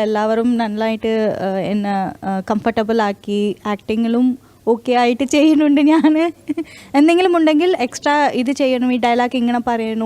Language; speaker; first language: Malayalam; non-native, fluent; Tamil